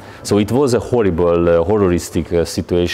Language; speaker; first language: English; non-native, learner; Hungarian